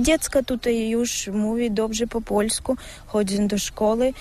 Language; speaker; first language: Polish; non-native, learner; Russian